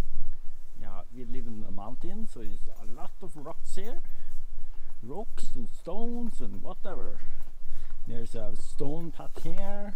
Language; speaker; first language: English; non-native, learner; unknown